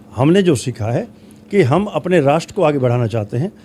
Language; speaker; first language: Hindi; native; Hindi